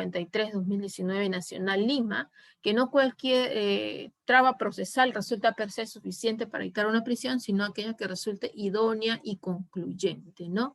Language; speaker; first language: Spanish; native; Spanish